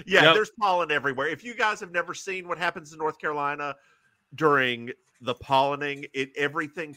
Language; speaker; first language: English; native; English